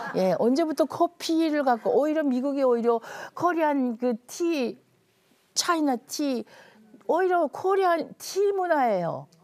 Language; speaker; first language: Korean; native; Korean